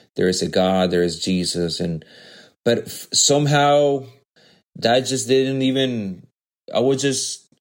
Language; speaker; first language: English; early bilingual, other home language; Spanish